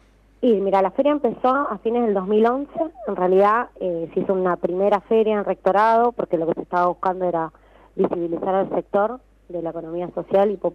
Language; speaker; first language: Spanish; native; Spanish